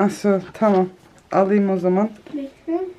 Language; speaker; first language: Turkish; early bilingual, heritage; Turkish